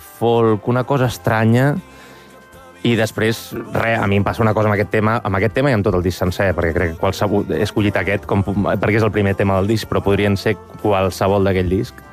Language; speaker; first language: Catalan; native; Catalan